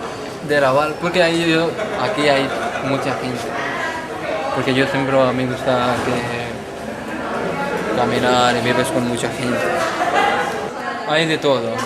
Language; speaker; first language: Spanish; non-native, learner; Punjabi